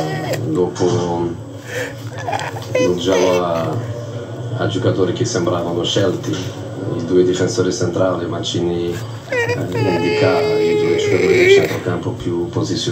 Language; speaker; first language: Italian; non-native, fluent; Portuguese